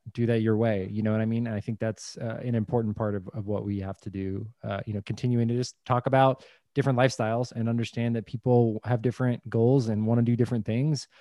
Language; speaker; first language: English; native; English